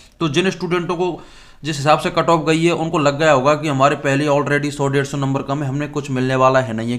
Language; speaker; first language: Hindi; native; Hindi